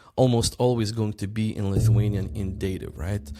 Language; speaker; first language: English; non-native, fluent; Lithuanian